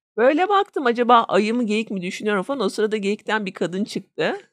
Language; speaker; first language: Turkish; native; Turkish